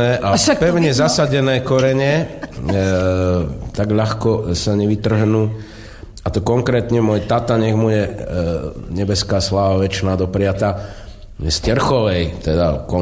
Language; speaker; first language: Slovak; native; Slovak